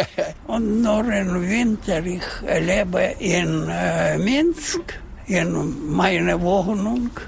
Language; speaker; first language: German; non-native, learner; Russian